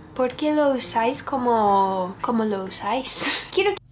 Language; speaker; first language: Spanish; non-native, fluent; English